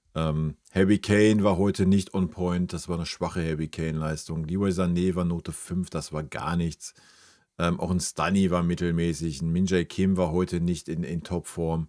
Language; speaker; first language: German; native; German